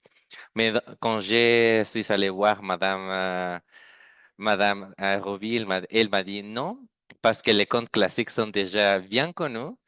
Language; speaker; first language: French; non-native, fluent; Spanish